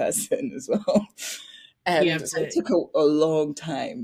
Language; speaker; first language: English; non-native, fluent; French